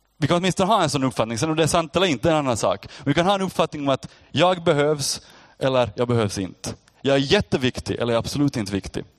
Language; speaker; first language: Swedish; native; Swedish